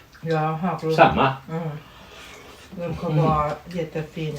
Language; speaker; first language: Swedish; non-native, learner; Thai